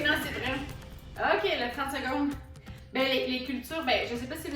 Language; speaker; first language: French; native; French